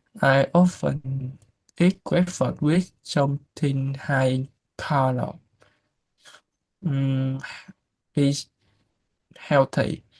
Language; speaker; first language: English; non-native, learner; Vietnamese